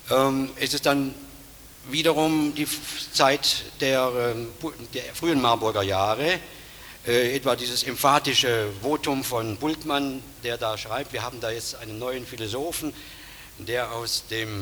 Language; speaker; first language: German; native; German